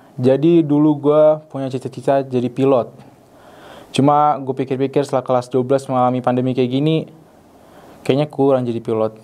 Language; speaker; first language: Indonesian; native; Indonesian